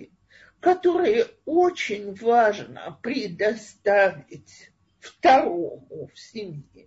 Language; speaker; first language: Russian; native; Russian